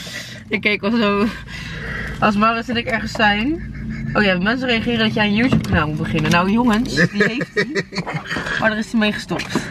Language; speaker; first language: Dutch; native; Dutch